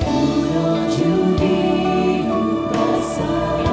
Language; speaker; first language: Portuguese; native; Portuguese